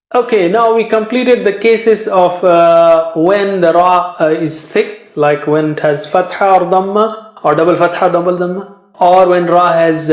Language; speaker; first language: English; non-native, fluent; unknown